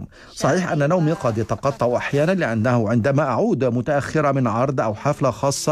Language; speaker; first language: Arabic; native; Arabic